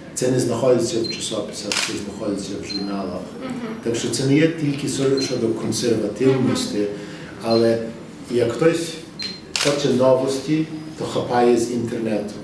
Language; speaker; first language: Ukrainian; early bilingual, heritage; English